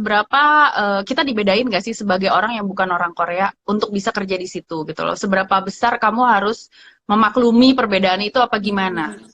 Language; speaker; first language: Indonesian; native; Indonesian